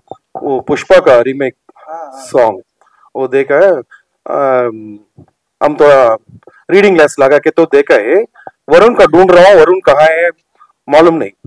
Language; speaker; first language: Hindi; non-native, local second language; Telugu